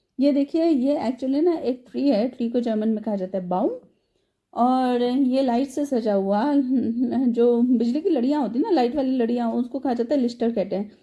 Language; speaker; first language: Hindi; native; Hindi